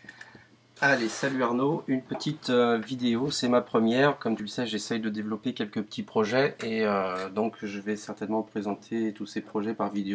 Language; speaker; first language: French; native; French